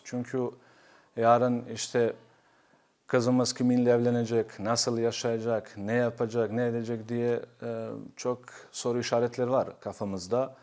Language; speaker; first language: Turkish; non-native, fluent; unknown